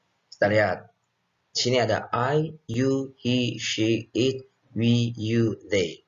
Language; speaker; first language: English; non-native, fluent; Indonesian